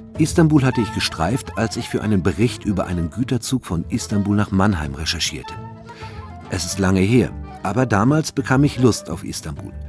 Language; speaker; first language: German; native; German